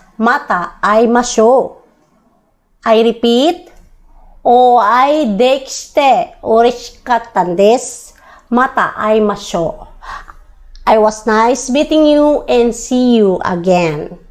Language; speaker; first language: English; non-native, local second language; Filipino